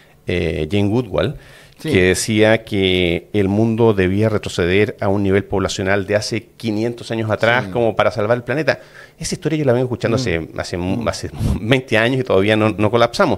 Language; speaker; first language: Spanish; native; Spanish